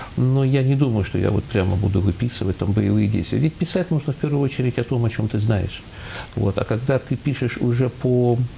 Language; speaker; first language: Russian; native; Russian